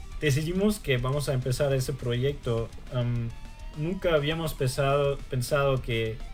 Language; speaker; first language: Spanish; early bilingual, heritage; German